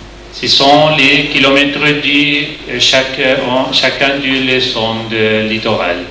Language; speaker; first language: French; non-native, learner; Spanish